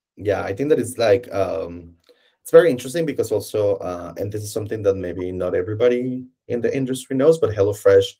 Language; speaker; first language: English; non-native, fluent; Spanish